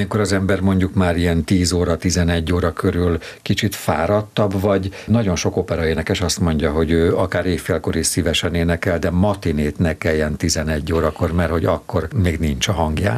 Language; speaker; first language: Hungarian; native; Hungarian